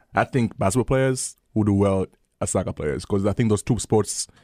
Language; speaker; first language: English; early bilingual, other home language; Swahili